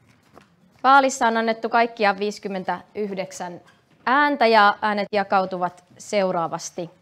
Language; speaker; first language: Finnish; native; Finnish